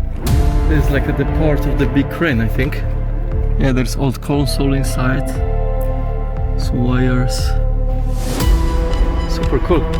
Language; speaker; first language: English; non-native, fluent; Polish